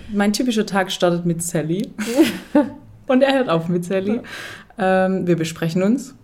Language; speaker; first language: German; native; German